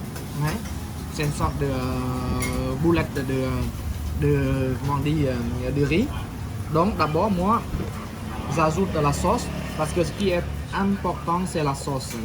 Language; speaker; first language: French; non-native, fluent; Khmer